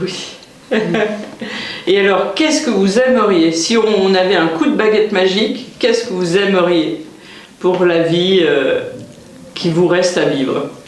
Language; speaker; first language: French; native; French